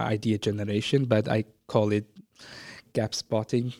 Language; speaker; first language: English; non-native, fluent; Azerbaijani